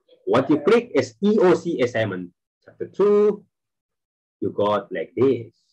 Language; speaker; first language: English; non-native, local second language; Malay